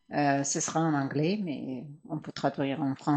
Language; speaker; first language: French; non-native, fluent; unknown